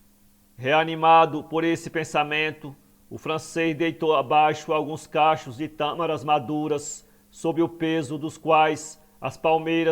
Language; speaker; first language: Portuguese; native; Portuguese